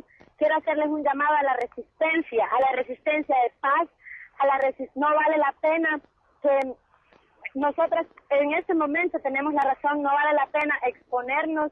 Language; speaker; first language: Spanish; native; Spanish